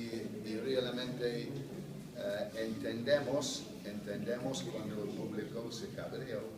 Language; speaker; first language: Spanish; non-native, fluent; English